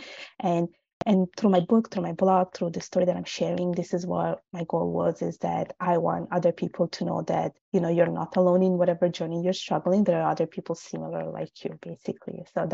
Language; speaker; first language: English; non-native, fluent; Italian